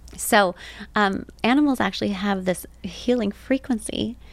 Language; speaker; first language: English; native; English